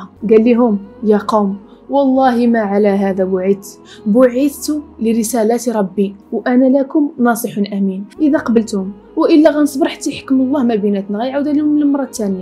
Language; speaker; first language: Arabic; native; Arabic